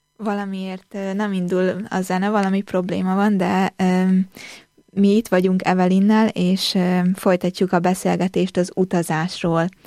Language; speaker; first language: Hungarian; native; Hungarian